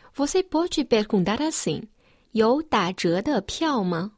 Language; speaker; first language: Portuguese; non-native, fluent; Chinese